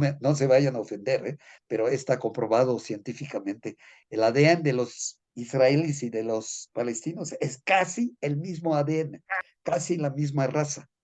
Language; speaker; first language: Spanish; non-native, fluent; French